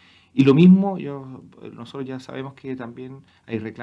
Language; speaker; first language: Spanish; native; Spanish